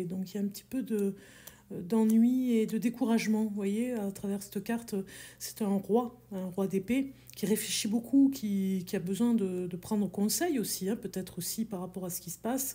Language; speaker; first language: French; native; French